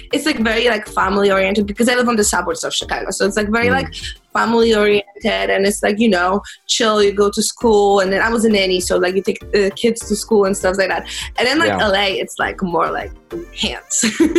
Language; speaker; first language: English; non-native, fluent; Polish